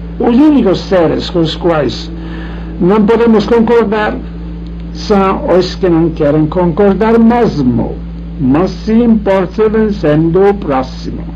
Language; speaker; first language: Portuguese; non-native, fluent; Italian